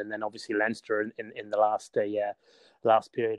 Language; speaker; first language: English; native; English